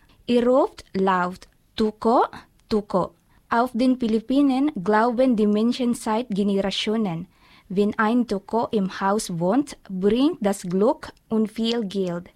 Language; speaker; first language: German; non-native, learner; Filipino